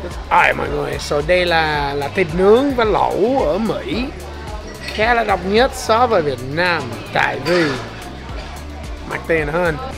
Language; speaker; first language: Vietnamese; non-native, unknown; English